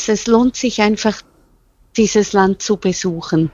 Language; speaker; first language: German; non-native, local second language; Italian